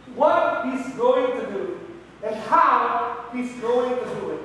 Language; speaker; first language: English; non-native, local second language; Filipino